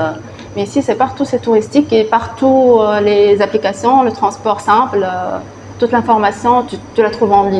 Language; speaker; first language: French; non-native, local second language; Arabic